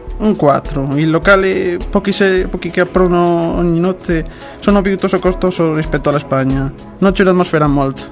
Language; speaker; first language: Italian; non-native, learner; Spanish